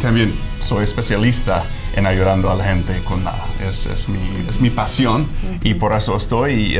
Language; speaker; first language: Spanish; non-native, fluent; English